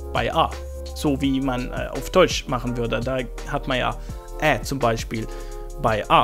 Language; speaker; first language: German; non-native, fluent; Swedish